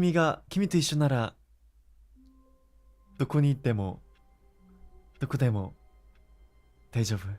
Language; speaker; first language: Japanese; non-native, fluent; Korean